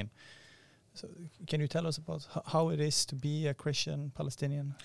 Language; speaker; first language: English; non-native, fluent; Norwegian